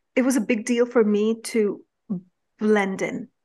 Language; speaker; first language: English; non-native, local second language; Punjabi